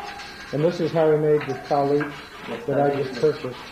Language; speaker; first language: English; native; English